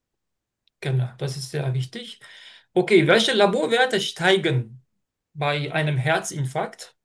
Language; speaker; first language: German; non-native, fluent; Turkish